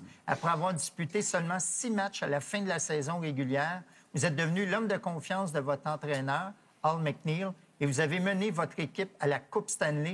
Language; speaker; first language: French; native; French